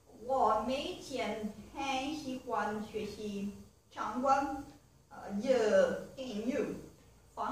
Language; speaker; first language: Chinese; non-native, learner; Portuguese